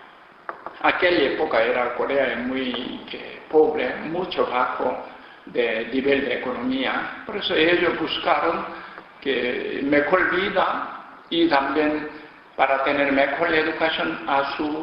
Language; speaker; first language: Spanish; non-native, learner; Korean